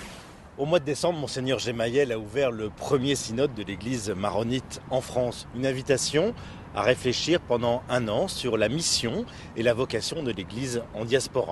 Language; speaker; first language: French; native; French